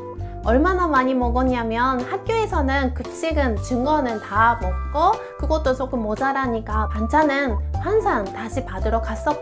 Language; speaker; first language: Korean; non-native, fluent; Japanese